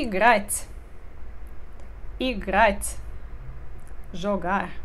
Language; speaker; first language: Russian; non-native, fluent; Portuguese